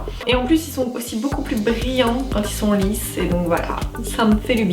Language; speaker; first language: French; native; French